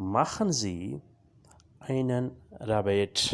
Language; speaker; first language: German; non-native, fluent; Urdu